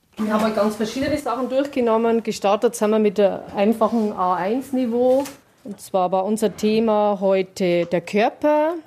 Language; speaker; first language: German; native; German